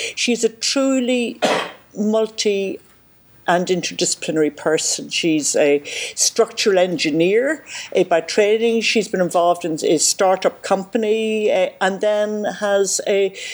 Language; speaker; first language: English; native; English